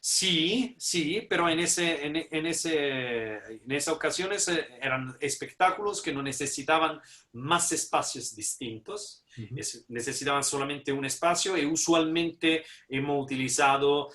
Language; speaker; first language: Spanish; non-native, fluent; Italian